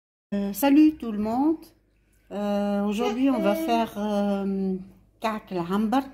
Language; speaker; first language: French; non-native, local second language; Arabic